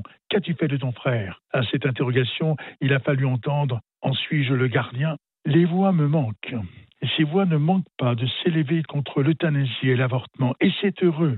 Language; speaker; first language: French; native; French